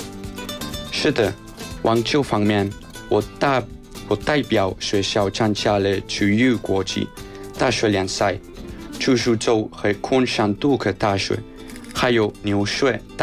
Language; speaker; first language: Chinese; non-native, fluent; Spanish